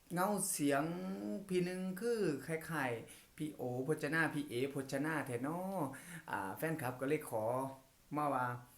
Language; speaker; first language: Thai; native; Thai